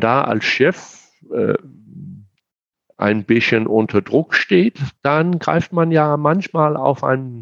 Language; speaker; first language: German; non-native, fluent; Danish